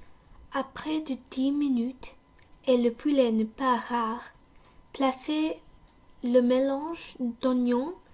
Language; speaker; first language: French; non-native, learner; English